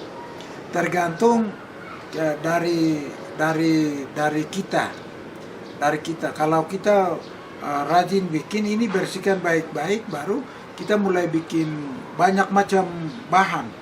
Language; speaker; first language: Indonesian; non-native, local second language; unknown